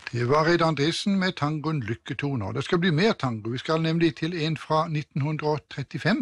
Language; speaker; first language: Norwegian; native; Norwegian